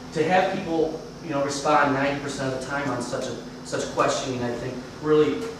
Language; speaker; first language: English; native; English